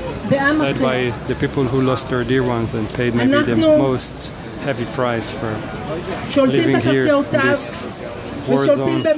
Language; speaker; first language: English; non-native, fluent; Hebrew